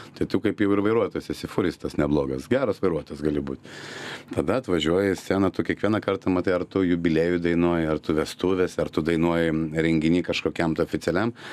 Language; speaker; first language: Lithuanian; native; Lithuanian